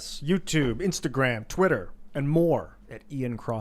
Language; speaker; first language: English; native; English